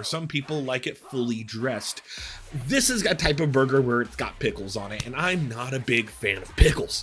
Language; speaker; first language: English; native; English